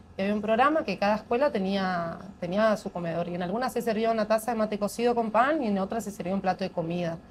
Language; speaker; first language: Spanish; native; Spanish